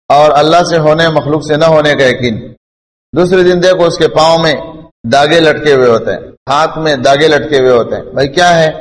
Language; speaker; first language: Urdu; non-native, local second language; Pashto